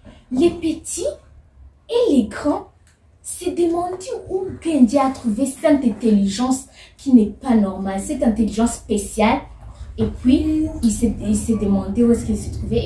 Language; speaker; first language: French; non-native, local second language; Kinyarwanda